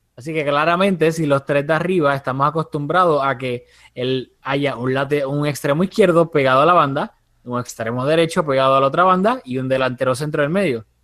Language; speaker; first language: Spanish; early bilingual, heritage; Spanish